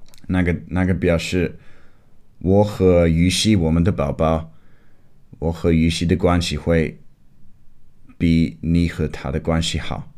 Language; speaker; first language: Chinese; non-native, fluent; English